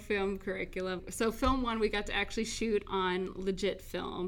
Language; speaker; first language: English; native; English